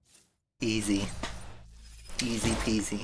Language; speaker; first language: English; native; English